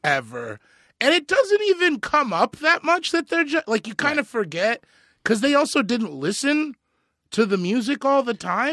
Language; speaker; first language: English; native; English